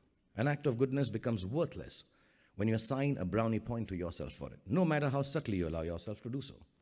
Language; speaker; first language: English; non-native, local second language; Hindi